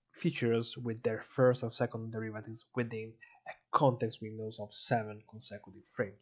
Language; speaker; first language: English; non-native, fluent; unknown